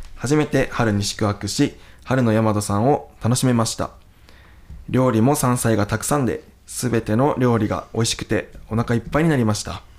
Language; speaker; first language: Japanese; native; Japanese